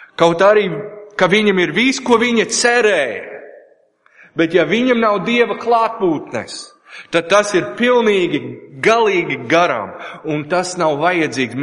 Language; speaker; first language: Latvian; non-native, learner; English